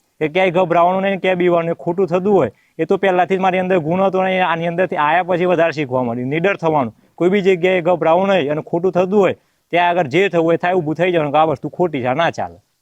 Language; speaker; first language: Gujarati; native; Gujarati